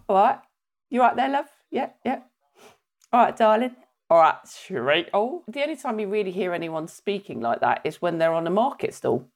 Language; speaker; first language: English; native; English